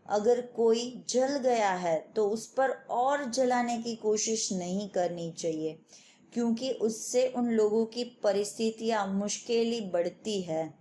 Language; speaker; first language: Hindi; non-native, local second language; Gujarati